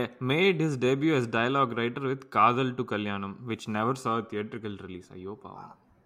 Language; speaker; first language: English; non-native, local second language; Tamil